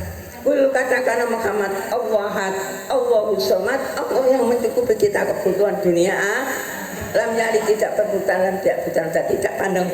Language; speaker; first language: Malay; non-native, local second language; Javanese